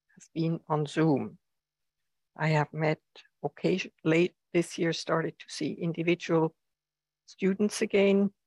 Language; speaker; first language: English; non-native, fluent; German